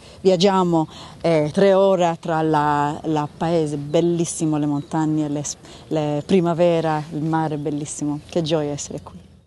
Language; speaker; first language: Italian; non-native, learner; Hebrew